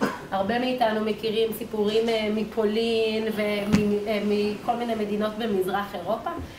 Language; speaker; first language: Hebrew; native; Hebrew